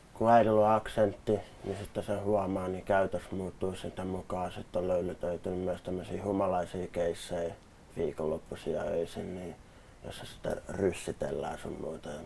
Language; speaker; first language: Finnish; native; Finnish